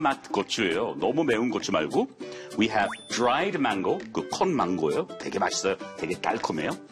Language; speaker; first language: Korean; non-native, learner; English